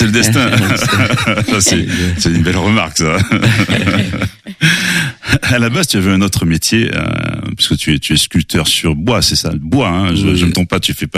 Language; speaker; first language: French; native; French